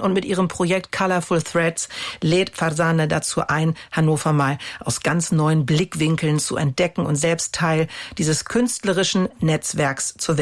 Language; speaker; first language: German; native; German